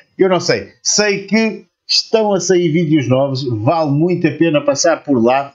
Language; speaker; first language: Portuguese; native; Portuguese